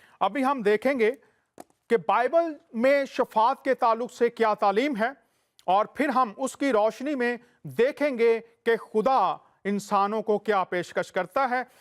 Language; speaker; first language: Urdu; native; Urdu